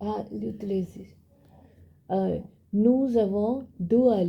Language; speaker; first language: French; non-native, learner; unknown